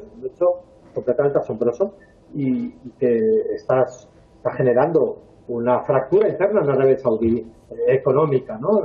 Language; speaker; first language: Spanish; native; Spanish